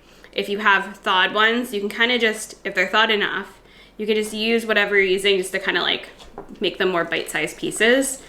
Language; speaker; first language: English; native; English